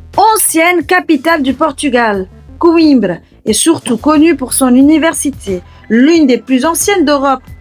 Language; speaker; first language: French; early bilingual, other home language; Portuguese